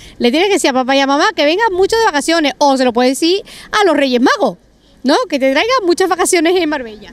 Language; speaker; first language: Spanish; native; Spanish